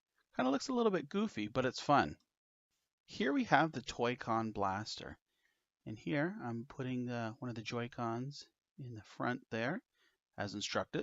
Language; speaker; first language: English; native; English